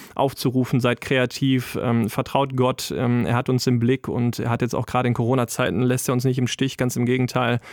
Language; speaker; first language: German; native; German